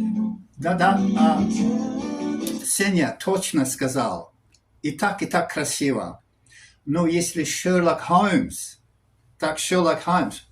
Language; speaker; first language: Russian; non-native, learner; English